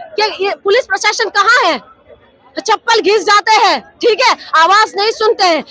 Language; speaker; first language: Hindi; non-native, local second language; Assamese